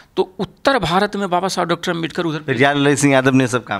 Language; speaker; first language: Hindi; native; Hindi